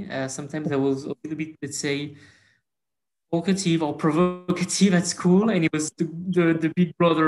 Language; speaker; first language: English; non-native, fluent; French